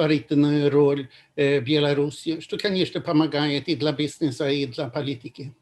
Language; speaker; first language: Russian; non-native, fluent; Swedish